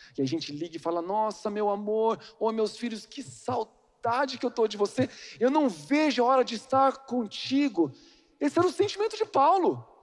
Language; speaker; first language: Portuguese; native; Portuguese